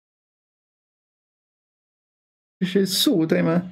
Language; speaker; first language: Chinese; non-native, learner; English